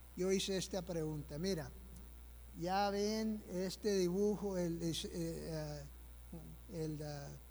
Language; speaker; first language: Spanish; early bilingual, heritage; Spanish